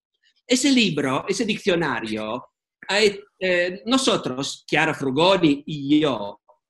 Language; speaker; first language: Spanish; non-native, fluent; Italian